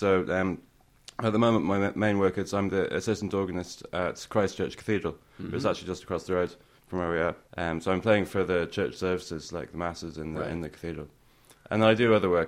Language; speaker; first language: English; native; English